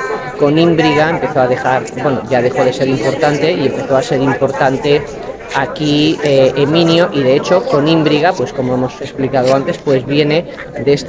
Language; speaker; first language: Spanish; native; Spanish